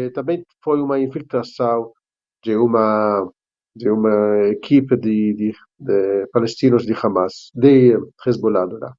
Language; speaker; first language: Portuguese; non-native, fluent; Hebrew